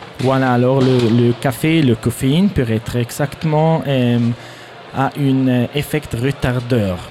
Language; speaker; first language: French; non-native, fluent; German